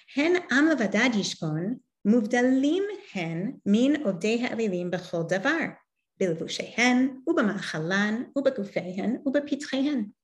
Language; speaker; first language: Hebrew; non-native, fluent; English